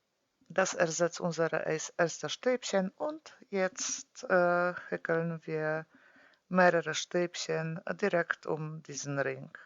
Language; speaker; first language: German; non-native, fluent; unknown